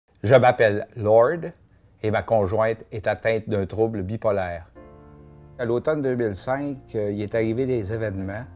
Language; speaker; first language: French; native; French